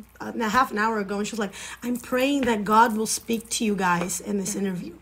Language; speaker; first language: English; non-native, fluent; Portuguese